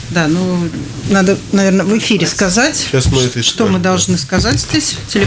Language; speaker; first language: Russian; native; Russian